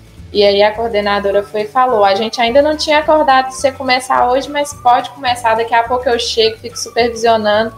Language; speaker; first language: Portuguese; native; Portuguese